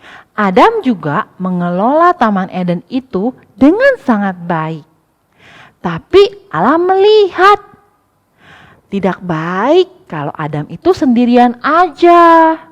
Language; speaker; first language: Indonesian; native; Indonesian